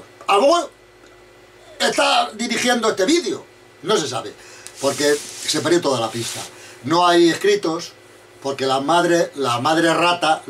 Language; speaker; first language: Spanish; native; Spanish